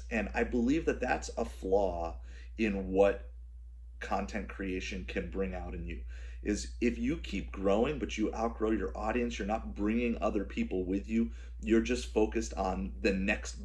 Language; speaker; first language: English; native; English